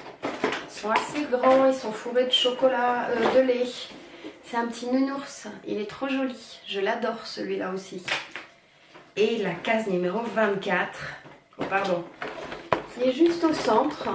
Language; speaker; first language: French; native; French